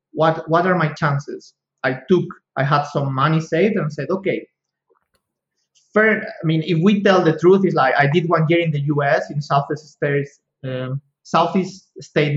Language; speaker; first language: English; non-native, fluent; Spanish